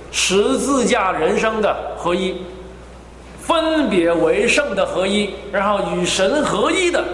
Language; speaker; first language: Chinese; non-native, fluent; Cantonese